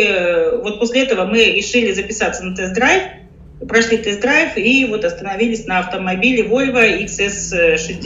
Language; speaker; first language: Russian; native; Russian